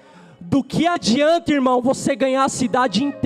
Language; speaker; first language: Portuguese; native; Portuguese